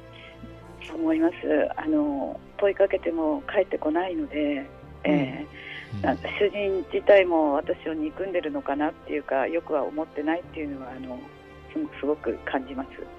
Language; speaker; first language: Japanese; native; Japanese